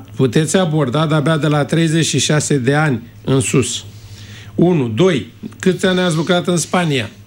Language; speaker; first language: Romanian; native; Romanian